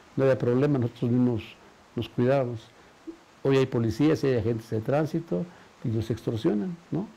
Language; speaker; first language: Spanish; native; Spanish